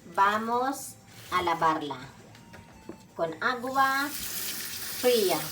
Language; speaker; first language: Spanish; non-native, learner; Filipino